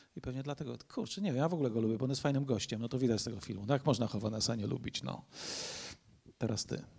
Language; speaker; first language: Polish; native; Polish